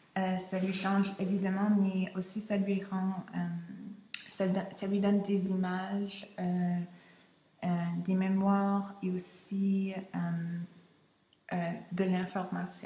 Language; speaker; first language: French; non-native, local second language; English